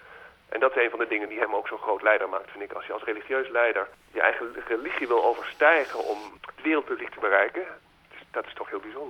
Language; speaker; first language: Dutch; native; Dutch